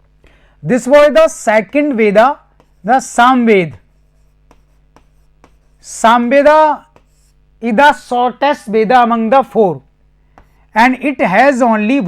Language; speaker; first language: English; non-native, local second language; Hindi